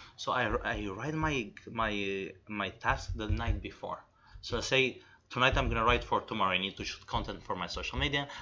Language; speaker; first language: English; non-native, fluent; Romanian